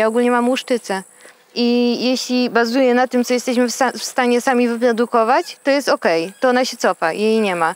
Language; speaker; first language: Polish; native; Polish